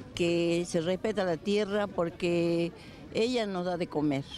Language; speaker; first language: Spanish; native; Spanish